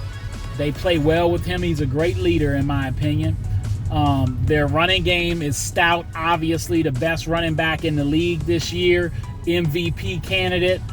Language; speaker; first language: English; native; English